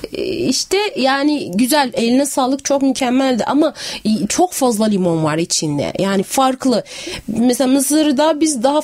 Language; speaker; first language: Turkish; non-native, fluent; Arabic